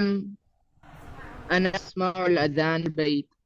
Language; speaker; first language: Arabic; non-native, learner; Urdu